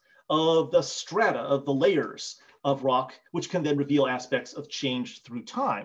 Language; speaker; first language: English; native; English